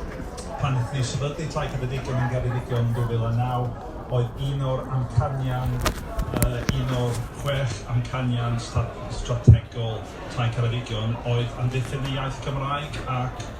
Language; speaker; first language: Welsh; non-native, local second language; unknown